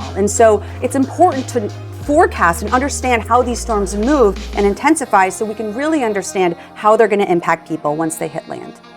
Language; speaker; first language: English; native; English